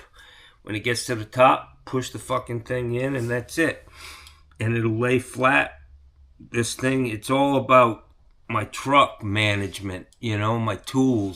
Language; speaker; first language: English; native; English